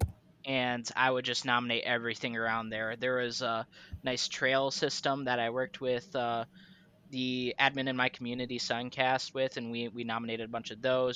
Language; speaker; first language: English; native; English